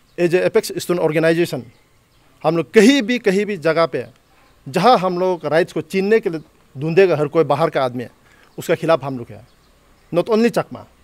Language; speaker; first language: Hindi; non-native, local second language; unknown